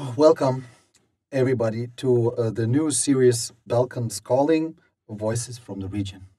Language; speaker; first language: English; non-native, fluent; German